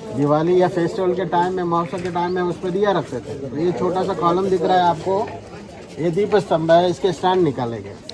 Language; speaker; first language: Hindi; non-native, local second language; Marathi